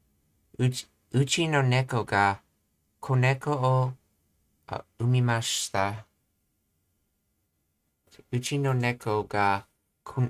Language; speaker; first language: Japanese; non-native, learner; English